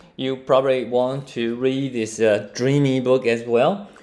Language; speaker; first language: English; non-native, fluent; Chinese